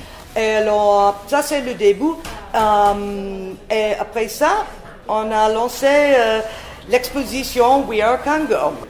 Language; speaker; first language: French; non-native, fluent; English